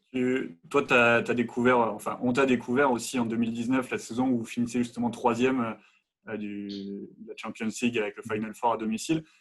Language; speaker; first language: French; native; French